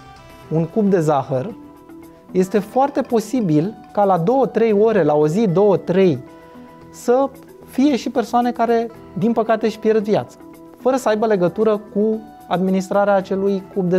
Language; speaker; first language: Romanian; native; Romanian